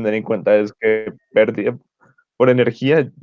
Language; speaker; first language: Spanish; native; Spanish